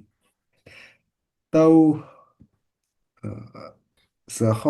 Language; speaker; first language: Chinese; non-native, learner; Indonesian